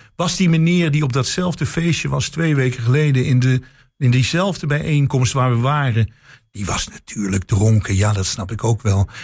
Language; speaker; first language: Dutch; native; Dutch